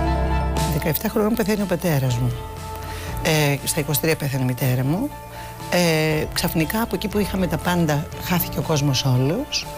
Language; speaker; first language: Greek; native; Greek